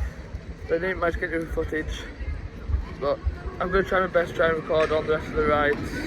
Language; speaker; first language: English; native; English